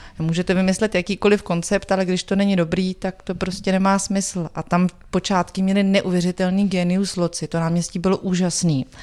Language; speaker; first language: Czech; native; Czech